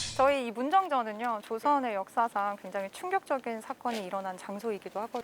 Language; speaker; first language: Korean; native; Korean